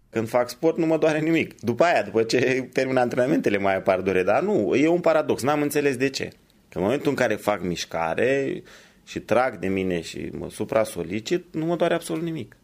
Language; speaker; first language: Romanian; native; Romanian